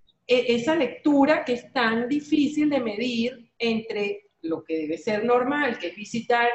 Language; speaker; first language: Spanish; native; Spanish